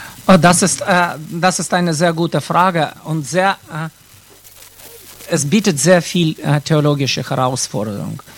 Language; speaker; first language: German; non-native, fluent; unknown